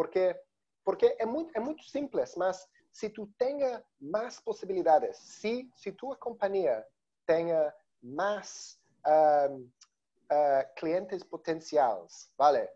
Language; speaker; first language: Spanish; non-native, learner; Portuguese